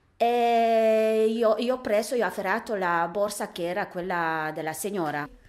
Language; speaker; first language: Italian; non-native, fluent; Romanian